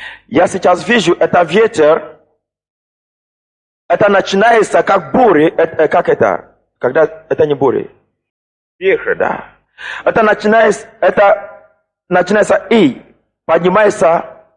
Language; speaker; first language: Russian; non-native, fluent; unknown